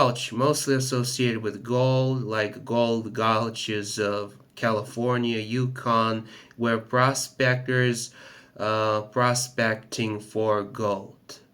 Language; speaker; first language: English; non-native, fluent; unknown